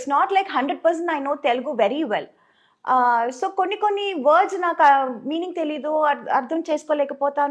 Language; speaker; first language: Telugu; non-native, local second language; Tamil